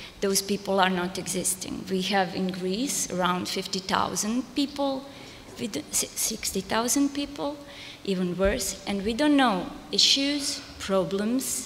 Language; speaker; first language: English; non-native, fluent; Serbian